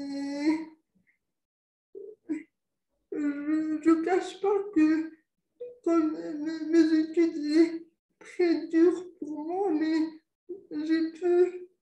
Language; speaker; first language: French; non-native, local second language; Arabic